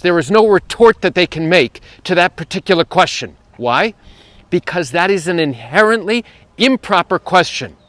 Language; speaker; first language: English; native; English